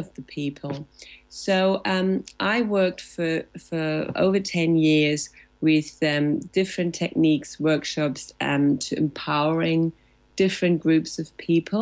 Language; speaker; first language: English; non-native, fluent; German